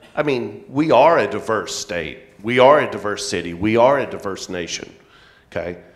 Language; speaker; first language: English; native; English